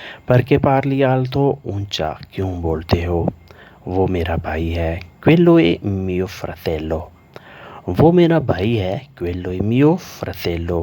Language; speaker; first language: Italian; non-native, learner; Urdu